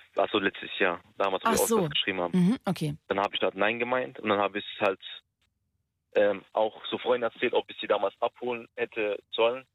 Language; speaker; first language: German; early bilingual, other home language; Turkish